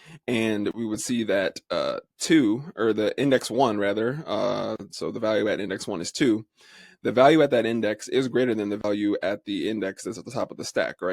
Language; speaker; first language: English; native; English